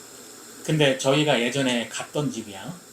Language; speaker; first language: Korean; native; Korean